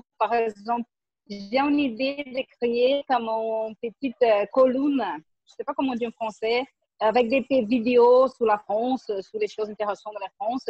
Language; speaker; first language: French; non-native, learner; Portuguese